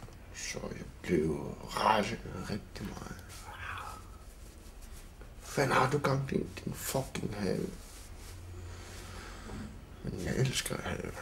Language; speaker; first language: Danish; non-native, local second language; Kalaallisut